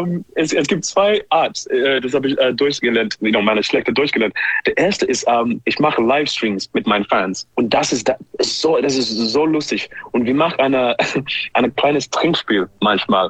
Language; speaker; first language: German; non-native, learner; English